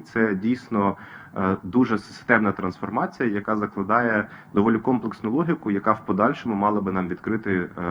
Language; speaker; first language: Ukrainian; native; Ukrainian